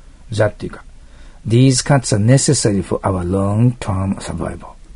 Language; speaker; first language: English; non-native, fluent; Japanese